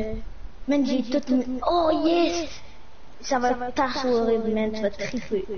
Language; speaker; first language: French; native; French